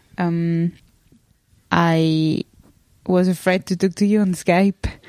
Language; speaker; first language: English; non-native, fluent; French